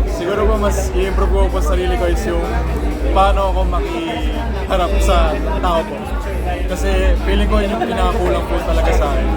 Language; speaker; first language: Filipino; native; Filipino